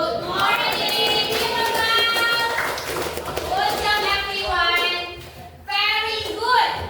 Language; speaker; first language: English; non-native, learner; Indonesian